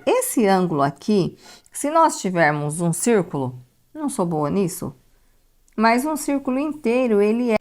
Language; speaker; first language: Portuguese; native; Portuguese